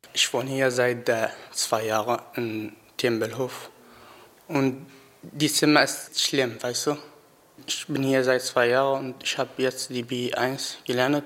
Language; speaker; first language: German; non-native, learner; Arabic